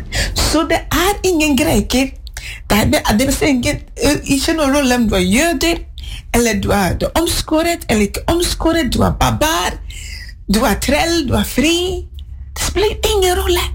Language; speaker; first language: Norwegian; non-native, fluent; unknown